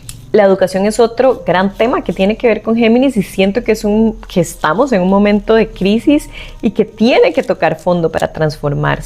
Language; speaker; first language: Spanish; native; Spanish